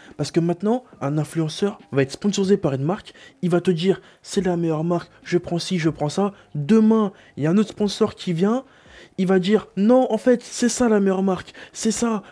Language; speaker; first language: French; native; French